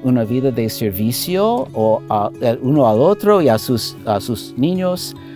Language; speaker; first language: Spanish; non-native, fluent; English